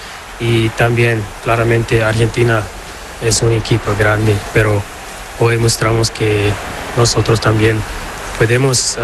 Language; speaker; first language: Spanish; non-native, learner; Portuguese